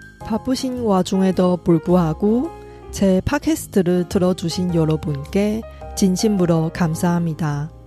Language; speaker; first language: Korean; non-native, fluent; Chinese